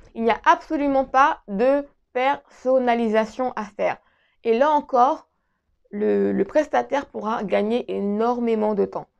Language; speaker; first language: French; native; French